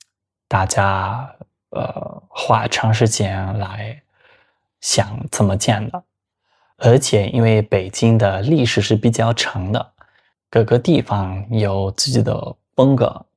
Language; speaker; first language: Chinese; non-native, fluent; Spanish